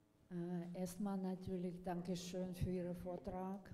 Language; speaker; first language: German; non-native, fluent; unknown